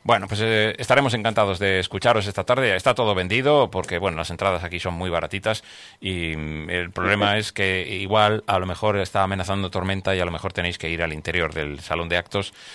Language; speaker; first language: Spanish; native; Spanish